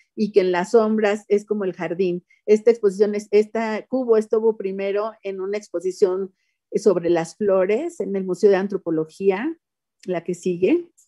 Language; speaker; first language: Spanish; native; Spanish